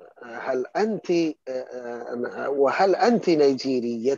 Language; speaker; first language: Arabic; non-native, learner; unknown